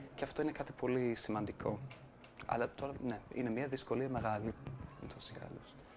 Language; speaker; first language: Greek; non-native, fluent; English